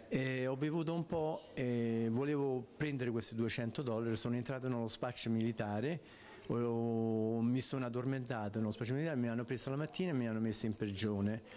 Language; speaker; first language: Italian; native; Italian